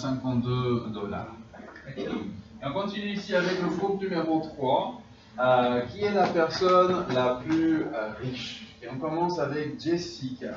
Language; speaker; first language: French; non-native, fluent; English